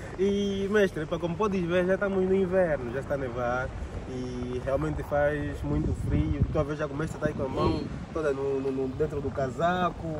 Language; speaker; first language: Portuguese; native; Portuguese